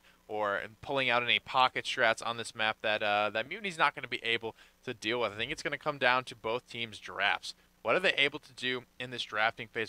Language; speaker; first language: English; native; English